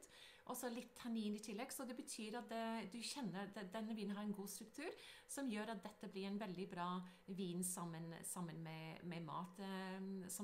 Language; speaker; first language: Norwegian; non-native, fluent; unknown